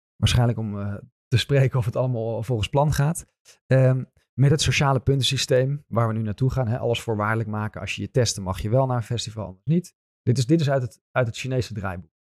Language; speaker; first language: Dutch; native; Dutch